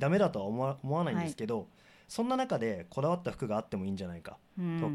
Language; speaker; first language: Japanese; native; Japanese